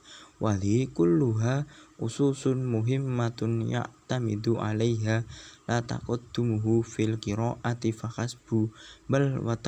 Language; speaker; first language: Arabic; non-native, learner; Indonesian